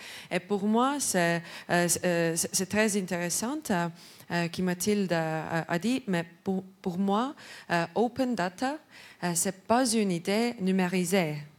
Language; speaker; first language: French; non-native, learner; Estonian